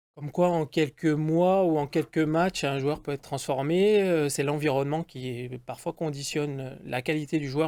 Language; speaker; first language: French; native; French